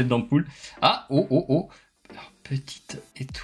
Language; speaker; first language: French; native; French